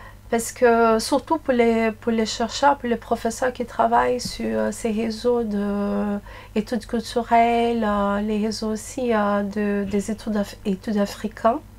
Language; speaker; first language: French; non-native, fluent; Portuguese